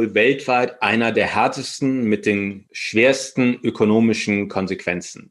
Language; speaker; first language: German; native; German